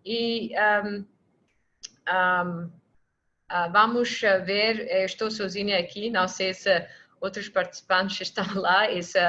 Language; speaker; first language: Portuguese; non-native, fluent; English